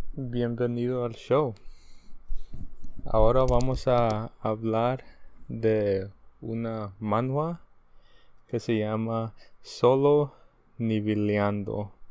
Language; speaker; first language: Spanish; early bilingual, heritage; Spanish